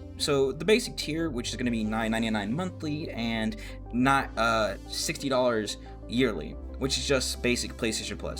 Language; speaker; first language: English; native; English